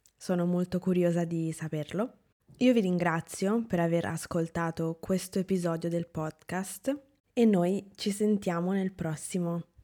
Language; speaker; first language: Italian; native; Italian